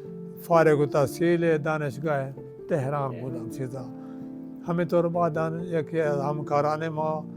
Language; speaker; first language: Persian; non-native, fluent; Urdu